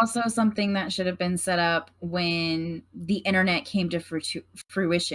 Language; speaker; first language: English; native; English